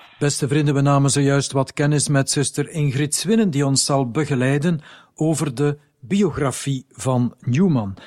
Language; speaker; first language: Dutch; native; Dutch